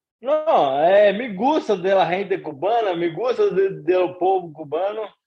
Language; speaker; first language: Spanish; non-native, learner; Portuguese